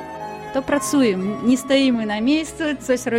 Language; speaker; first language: Polish; non-native, learner; Russian